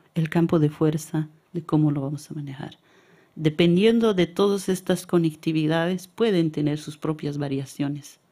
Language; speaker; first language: Spanish; native; Spanish